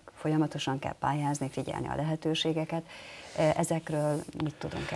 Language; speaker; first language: Hungarian; native; Hungarian